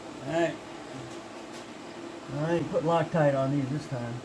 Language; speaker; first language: English; native; English